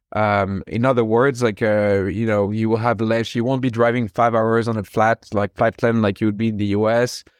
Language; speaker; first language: English; non-native, fluent; French